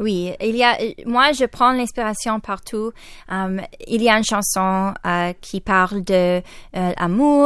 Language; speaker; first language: French; non-native, local second language; English